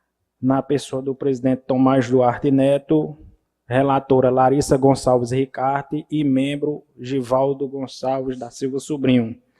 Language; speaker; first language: Portuguese; native; Portuguese